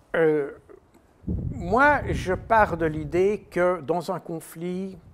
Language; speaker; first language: French; native; French